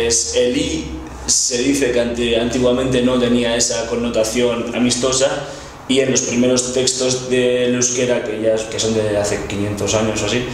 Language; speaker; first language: Spanish; non-native, local second language; Basque